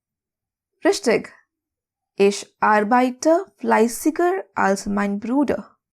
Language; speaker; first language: German; non-native, fluent; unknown